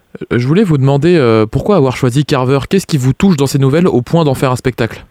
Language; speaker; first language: French; native; French